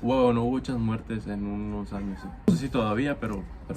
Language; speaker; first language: Spanish; native; Spanish